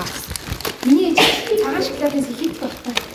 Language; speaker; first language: Mongolian; native; Mongolian